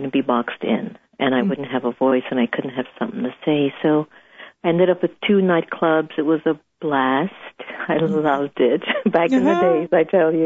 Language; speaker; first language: English; native; English